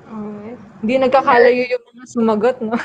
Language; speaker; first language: Filipino; native; Filipino